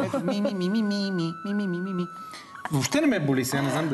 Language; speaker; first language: Bulgarian; native; Bulgarian